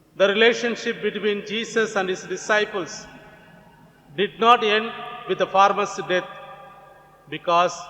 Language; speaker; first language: English; non-native, local second language; Gujarati